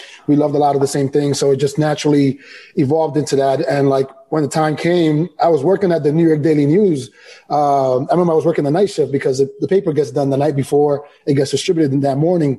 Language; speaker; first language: English; early bilingual, other home language; Spanish